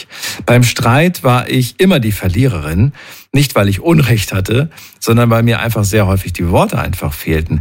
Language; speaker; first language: German; native; German